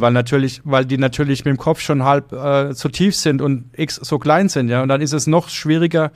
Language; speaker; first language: German; native; German